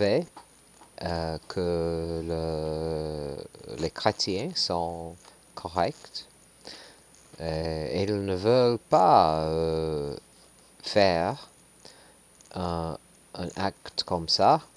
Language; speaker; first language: French; non-native, learner; English